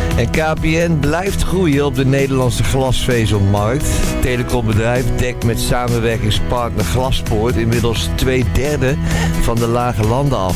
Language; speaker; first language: Dutch; native; Dutch